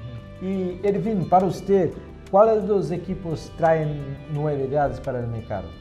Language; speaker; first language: Spanish; non-native, fluent; Portuguese